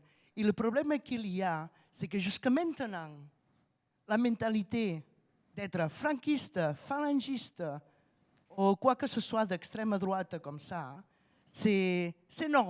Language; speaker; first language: French; non-native, fluent; Catalan